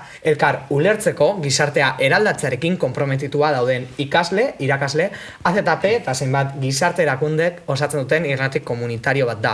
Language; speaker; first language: Basque; native; Basque